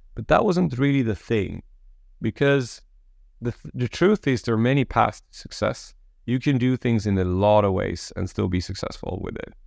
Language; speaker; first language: English; early bilingual, other home language; Polish